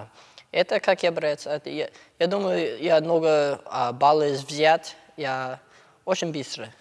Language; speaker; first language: Russian; non-native, learner; English